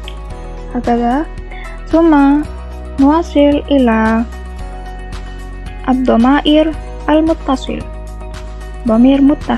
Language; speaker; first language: Arabic; non-native, learner; Indonesian